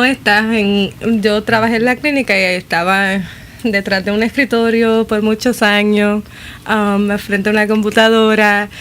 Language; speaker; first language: Spanish; early bilingual, other home language; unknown